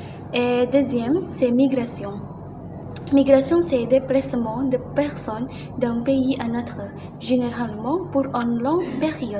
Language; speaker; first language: French; non-native, learner; Indonesian